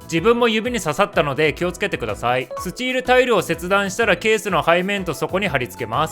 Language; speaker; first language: Japanese; native; Japanese